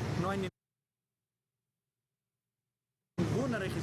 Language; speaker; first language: Spanish; native; Spanish